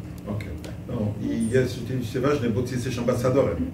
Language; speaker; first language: Polish; non-native, fluent; French